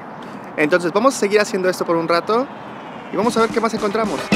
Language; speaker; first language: Spanish; native; Spanish